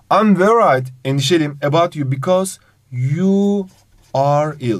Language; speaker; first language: English; non-native, fluent; Turkish